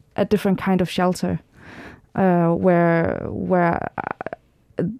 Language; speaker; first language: English; early bilingual, heritage; Danish